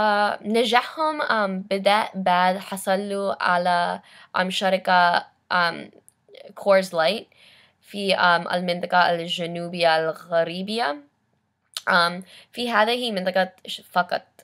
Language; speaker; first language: Arabic; non-native, learner; English